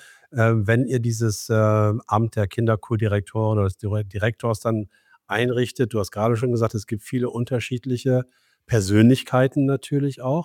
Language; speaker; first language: German; native; German